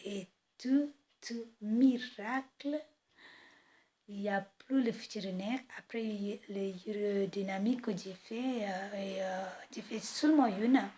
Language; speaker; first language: French; non-native, fluent; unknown